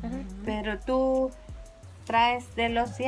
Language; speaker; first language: Spanish; non-native, local second language; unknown